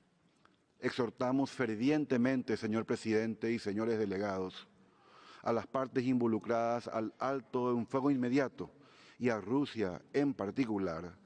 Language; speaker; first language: Spanish; native; Spanish